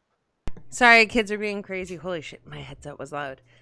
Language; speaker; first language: English; native; English